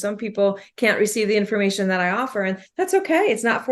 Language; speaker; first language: English; native; English